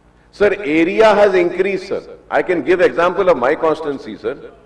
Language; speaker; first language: English; non-native, local second language; Urdu